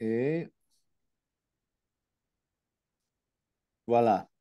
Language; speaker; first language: French; non-native, learner; English